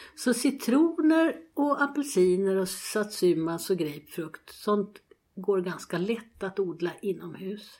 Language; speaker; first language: Swedish; native; Swedish